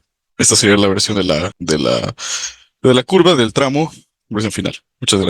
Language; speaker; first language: Spanish; native; Spanish